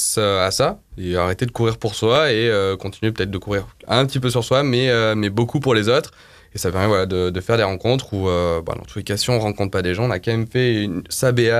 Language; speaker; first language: French; native; French